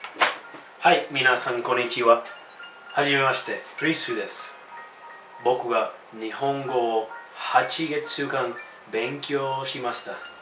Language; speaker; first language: Japanese; non-native, learner; English